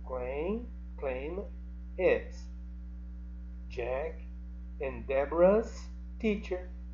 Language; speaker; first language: English; non-native, fluent; Portuguese